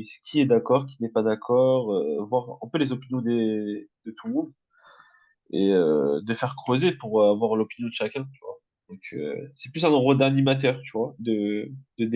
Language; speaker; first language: French; native; French